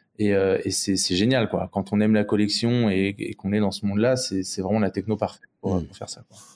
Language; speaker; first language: French; native; French